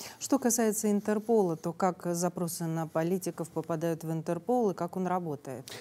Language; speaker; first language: Russian; native; Russian